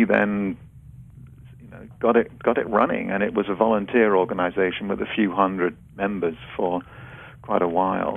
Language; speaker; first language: English; native; English